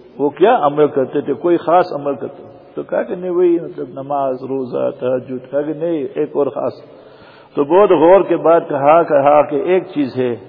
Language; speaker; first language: Urdu; non-native, fluent; Gujarati